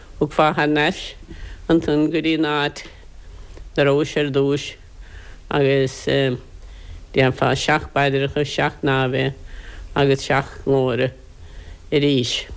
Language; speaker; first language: Irish; native; Irish